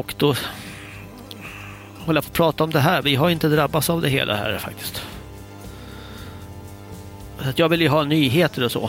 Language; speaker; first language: Swedish; native; Swedish